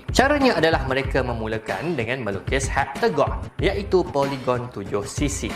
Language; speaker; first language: Malay; native; Malay